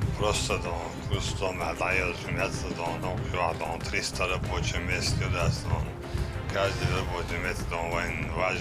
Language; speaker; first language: Russian; non-native, local second language; Chechen